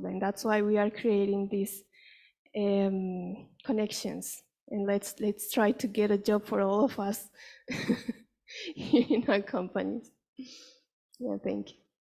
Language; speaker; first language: English; non-native, fluent; Spanish